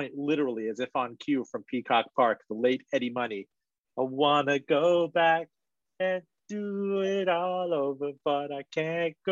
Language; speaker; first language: English; early bilingual, other home language; Persian